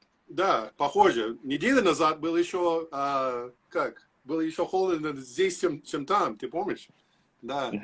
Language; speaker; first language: Russian; non-native, learner; English